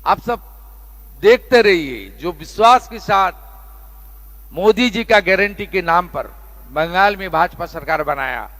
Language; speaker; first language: Hindi; non-native, local second language; Bangla